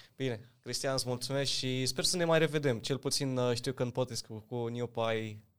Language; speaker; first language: Romanian; native; Romanian